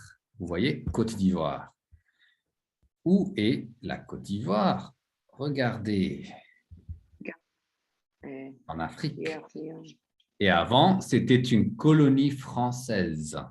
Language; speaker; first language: French; non-native, fluent; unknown